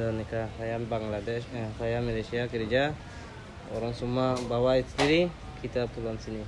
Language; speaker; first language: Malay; non-native, local second language; Rohingya